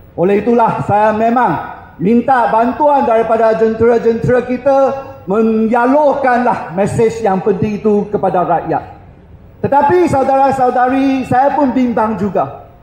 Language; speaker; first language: Malay; non-native, local second language; Chinese